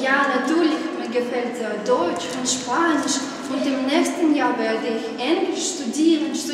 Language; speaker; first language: German; non-native, learner; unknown